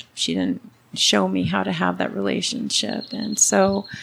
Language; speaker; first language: English; early bilingual, other home language; Spanish